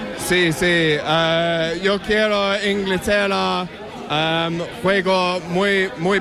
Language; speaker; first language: Spanish; non-native, learner; English